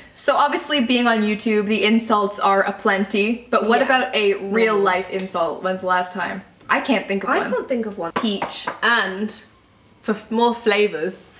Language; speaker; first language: English; native; English